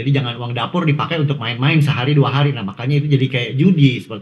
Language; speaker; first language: Indonesian; native; Indonesian